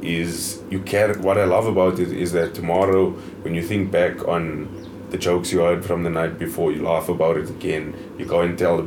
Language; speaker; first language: English; native; English